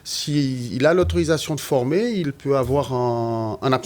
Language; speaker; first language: French; native; French